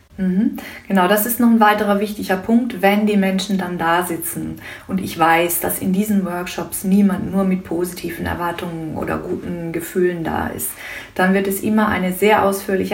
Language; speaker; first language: German; native; German